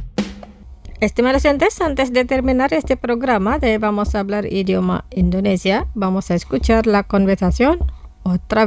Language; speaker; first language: Spanish; non-native, fluent; Indonesian